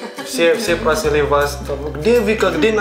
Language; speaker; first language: Russian; non-native, learner; Indonesian